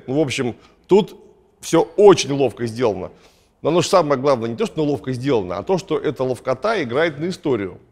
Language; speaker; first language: Russian; native; Russian